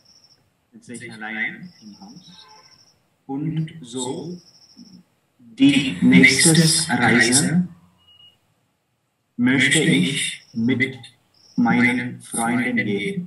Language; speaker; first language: German; non-native, learner; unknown